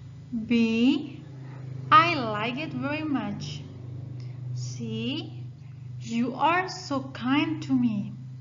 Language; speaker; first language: English; non-native, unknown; Indonesian